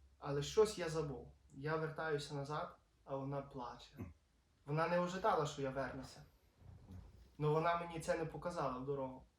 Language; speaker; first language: Ukrainian; native; Ukrainian